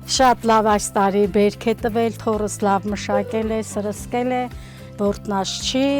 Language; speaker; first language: Armenian; native; Armenian